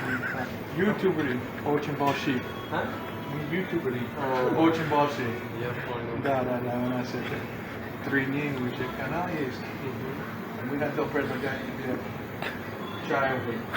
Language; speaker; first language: Russian; non-native, learner; English